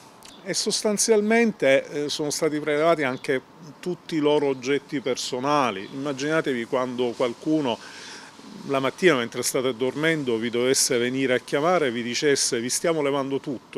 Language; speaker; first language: Italian; native; Italian